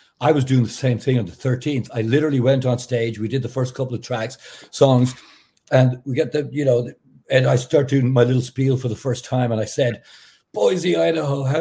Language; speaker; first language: English; native; English